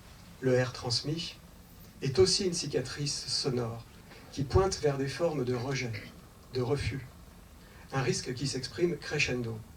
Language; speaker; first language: French; native; French